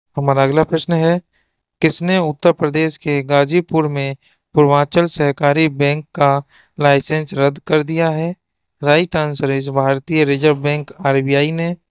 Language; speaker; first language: Hindi; native; Hindi